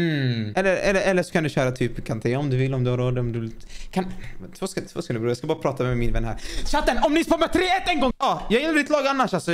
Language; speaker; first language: Swedish; native; Swedish